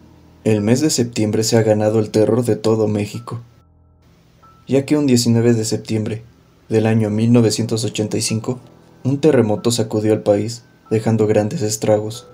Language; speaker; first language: Spanish; native; Spanish